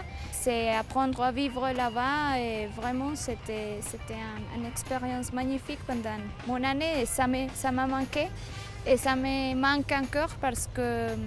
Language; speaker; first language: French; non-native, fluent; Spanish